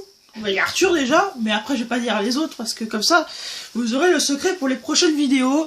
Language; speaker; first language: French; native; French